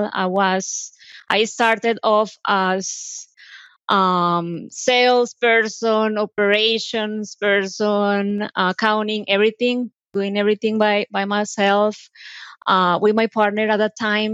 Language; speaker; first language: English; non-native, fluent; Spanish